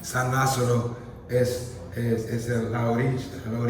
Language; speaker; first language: Spanish; non-native, learner; English